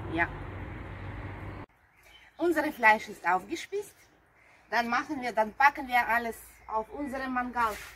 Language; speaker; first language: German; non-native, fluent; Russian